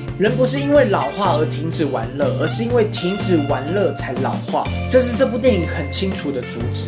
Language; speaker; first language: Chinese; native; Chinese